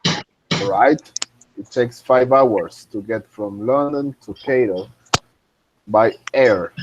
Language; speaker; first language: English; non-native, fluent; Spanish